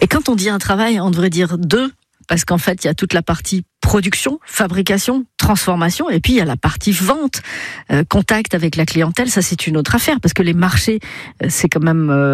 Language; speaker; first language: French; native; French